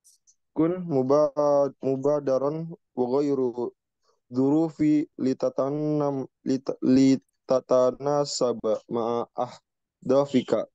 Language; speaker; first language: Arabic; non-native, learner; Indonesian